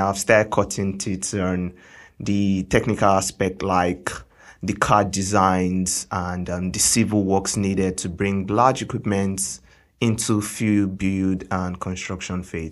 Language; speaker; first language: English; non-native, local second language; Yoruba